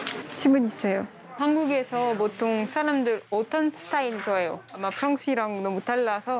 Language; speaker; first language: Korean; non-native, learner; French